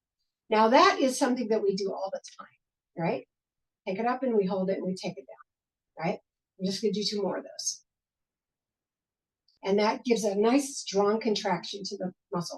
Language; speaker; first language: English; native; English